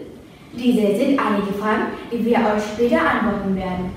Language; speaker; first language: German; non-native, learner; Spanish